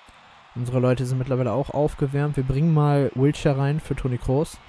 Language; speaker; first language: German; native; German